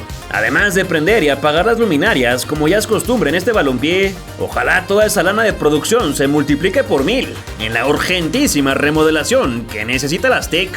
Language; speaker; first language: Spanish; native; Spanish